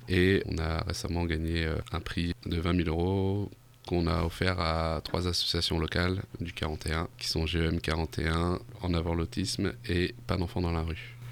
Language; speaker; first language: French; native; French